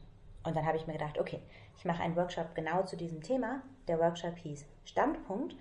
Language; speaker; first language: German; native; German